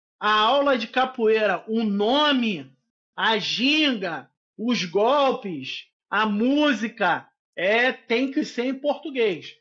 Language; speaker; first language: Portuguese; native; Portuguese